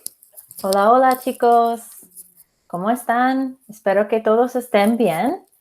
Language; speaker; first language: Spanish; non-native, fluent; English